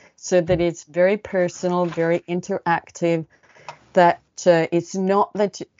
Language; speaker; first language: English; early bilingual, other home language; Estonian